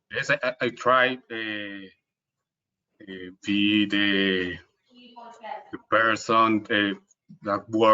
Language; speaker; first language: English; non-native, local second language; Spanish